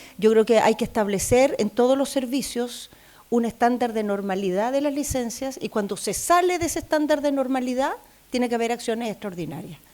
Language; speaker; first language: Spanish; native; Spanish